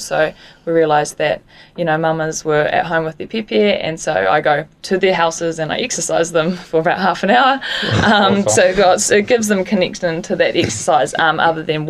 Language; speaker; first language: English; native; English